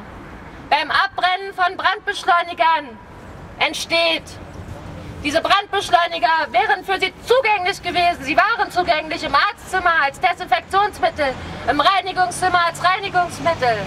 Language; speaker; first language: German; native; German